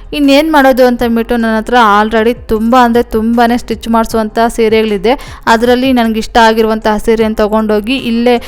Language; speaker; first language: Kannada; non-native, local second language; Telugu